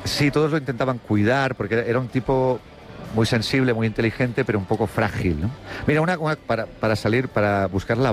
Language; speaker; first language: Spanish; native; Spanish